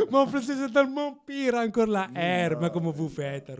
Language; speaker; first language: French; non-native, fluent; Italian